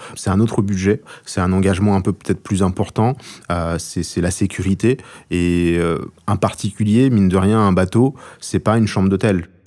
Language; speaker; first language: French; early bilingual, other home language; Russian